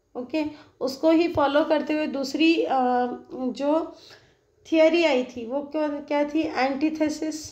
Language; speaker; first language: Hindi; non-native, local second language; Marathi